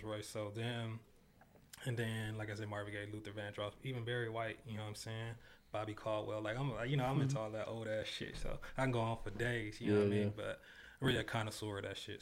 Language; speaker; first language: English; native; English